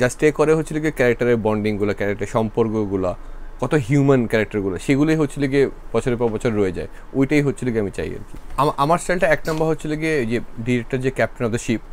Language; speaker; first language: Bangla; early bilingual, heritage; Bangla